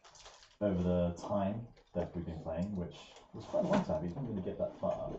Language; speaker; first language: English; native; English